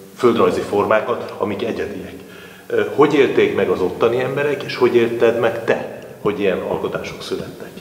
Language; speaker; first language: Hungarian; native; Hungarian